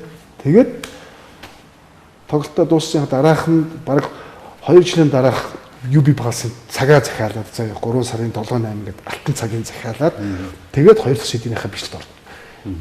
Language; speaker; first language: Mongolian; native; Mongolian